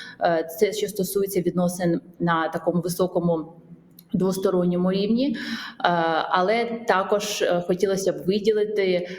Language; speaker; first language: Ukrainian; non-native, fluent; Georgian